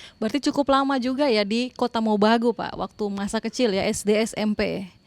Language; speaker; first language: Indonesian; native; Indonesian